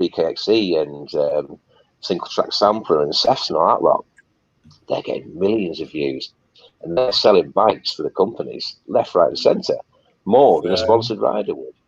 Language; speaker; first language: English; native; English